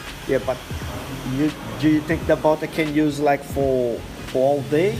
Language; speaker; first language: English; non-native, learner; Portuguese